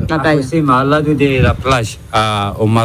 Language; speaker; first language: Spanish; non-native, learner; Arabic